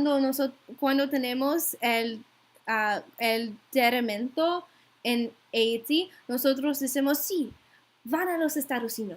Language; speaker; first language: Spanish; non-native, learner; English